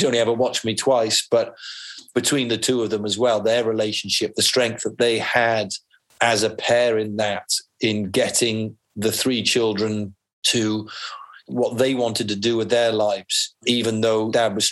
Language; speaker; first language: English; native; English